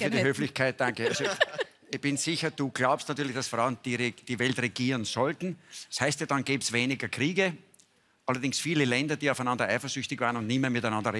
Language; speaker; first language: German; native; German